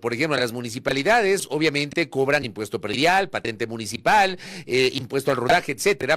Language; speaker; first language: Spanish; native; Spanish